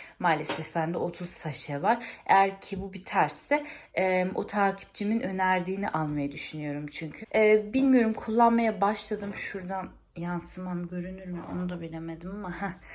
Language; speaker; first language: Turkish; early bilingual, heritage; Turkish